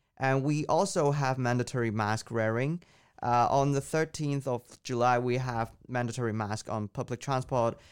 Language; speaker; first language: English; non-native, local second language; Cantonese